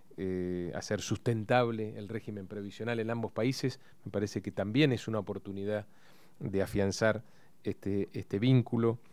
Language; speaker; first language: Spanish; native; Spanish